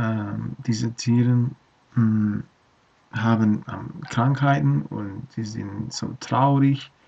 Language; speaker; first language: German; non-native, learner; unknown